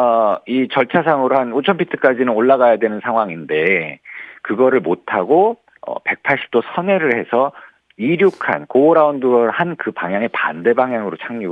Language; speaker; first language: Korean; native; Korean